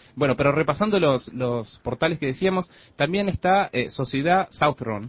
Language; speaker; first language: Spanish; native; Spanish